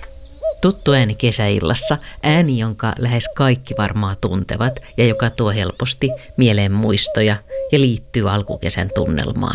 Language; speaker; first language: Finnish; native; Finnish